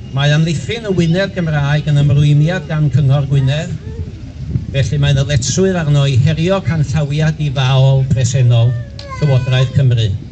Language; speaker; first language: Welsh; native; Welsh